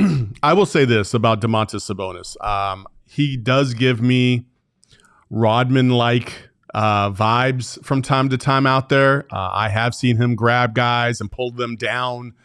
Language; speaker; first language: English; native; English